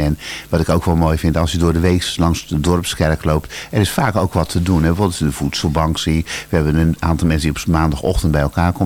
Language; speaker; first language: Dutch; native; Dutch